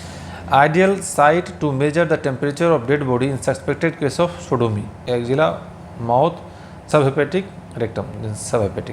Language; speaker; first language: English; non-native, local second language; Hindi